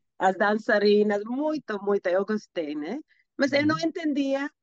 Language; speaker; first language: Portuguese; non-native, learner; Spanish